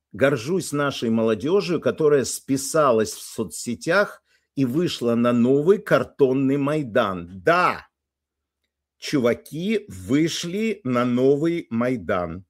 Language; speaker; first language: Russian; native; Russian